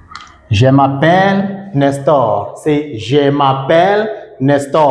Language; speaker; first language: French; non-native, fluent; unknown